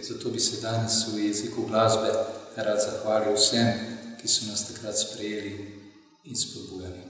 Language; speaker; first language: Slovenian; early bilingual, other home language; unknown